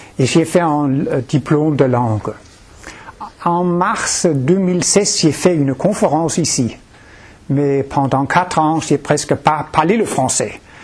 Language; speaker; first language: French; non-native, fluent; Danish